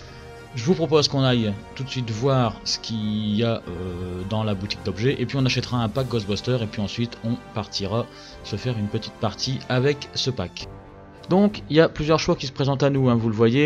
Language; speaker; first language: French; native; French